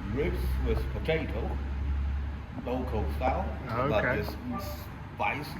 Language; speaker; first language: English; non-native, learner; Chinese